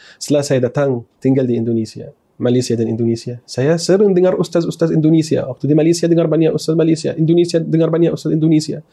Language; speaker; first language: Malay; non-native, fluent; Arabic